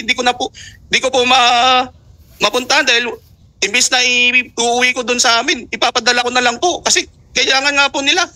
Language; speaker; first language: Filipino; native; Filipino